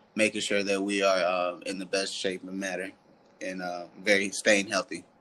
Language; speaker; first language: English; early bilingual, other home language; French